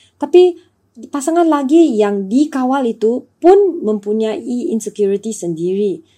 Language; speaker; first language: Malay; non-native, local second language; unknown